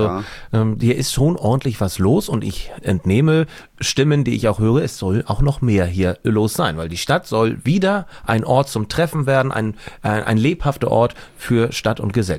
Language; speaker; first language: German; native; German